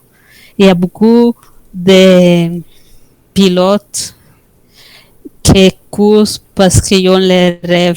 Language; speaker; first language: French; non-native, fluent; Spanish